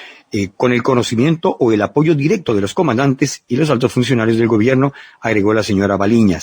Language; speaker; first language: Spanish; native; Spanish